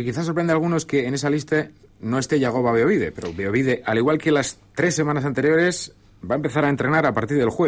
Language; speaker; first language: Spanish; native; Spanish